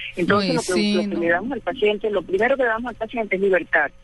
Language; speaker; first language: Spanish; native; Spanish